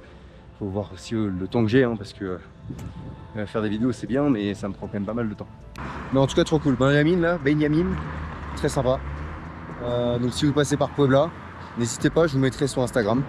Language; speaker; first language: French; native; French